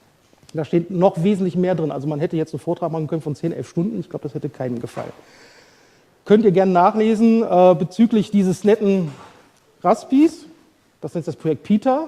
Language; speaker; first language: German; native; German